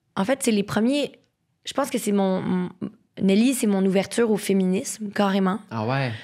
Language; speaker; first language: French; native; French